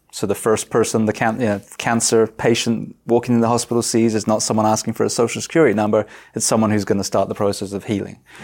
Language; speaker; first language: English; native; English